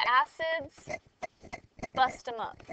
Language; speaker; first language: English; native; English